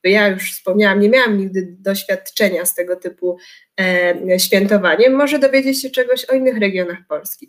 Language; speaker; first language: Polish; native; Polish